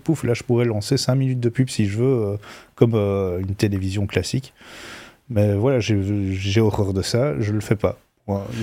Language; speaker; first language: French; native; French